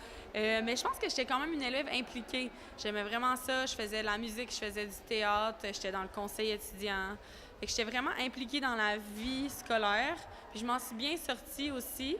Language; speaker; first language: French; native; French